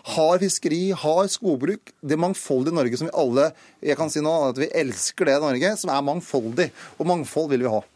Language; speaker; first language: Norwegian; native; Norwegian